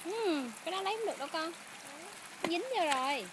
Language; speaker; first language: Vietnamese; native; Vietnamese